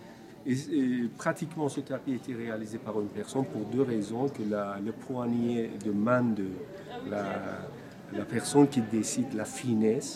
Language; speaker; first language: French; non-native, fluent; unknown